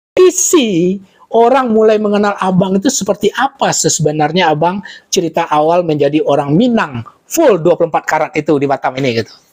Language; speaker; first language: Indonesian; non-native, local second language; Minangkabau